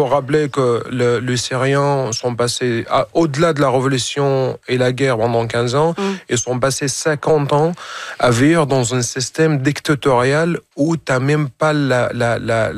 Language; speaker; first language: French; non-native, fluent; Arabic